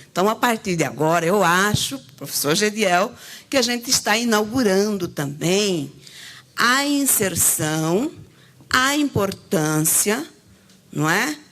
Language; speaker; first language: Portuguese; native; Portuguese